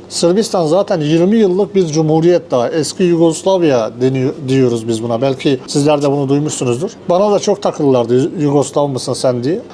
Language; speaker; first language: Turkish; native; Turkish